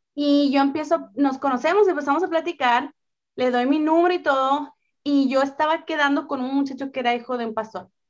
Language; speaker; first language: Spanish; native; Spanish